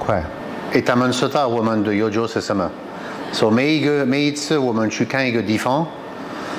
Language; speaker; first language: Chinese; non-native, fluent; French